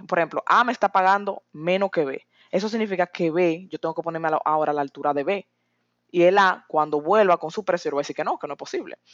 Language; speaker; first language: Spanish; native; Spanish